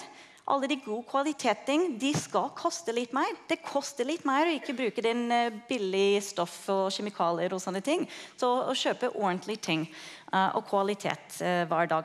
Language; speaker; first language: Norwegian; non-native, fluent; English